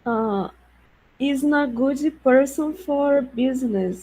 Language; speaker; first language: English; non-native, learner; Portuguese